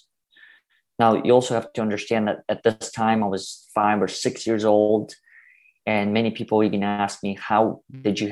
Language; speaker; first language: English; early bilingual, other home language; Russian